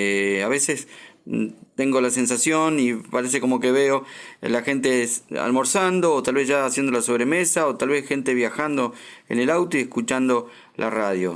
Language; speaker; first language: Spanish; native; Spanish